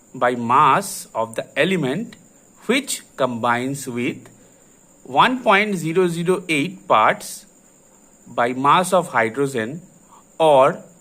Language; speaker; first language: English; non-native, local second language; Bangla